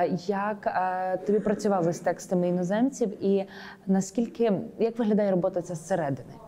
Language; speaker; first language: Ukrainian; native; Ukrainian